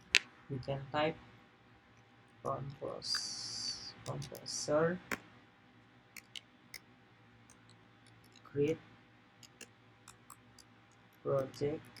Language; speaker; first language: English; non-native, learner; Indonesian